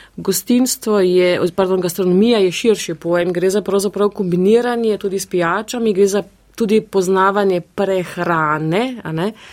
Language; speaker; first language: Slovenian; native; Slovenian